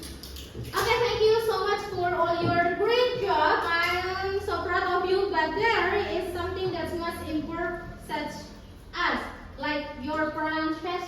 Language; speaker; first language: English; non-native, learner; Indonesian